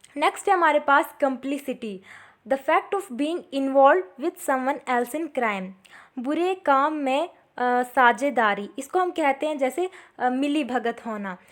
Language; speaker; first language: Hindi; native; Hindi